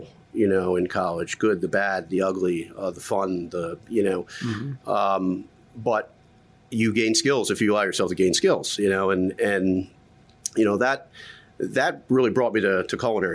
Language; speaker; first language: English; native; English